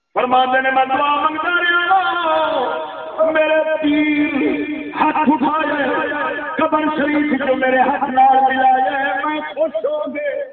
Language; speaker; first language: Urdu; non-native, local second language; Punjabi